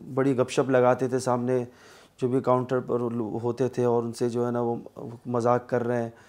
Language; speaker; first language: Urdu; native; Urdu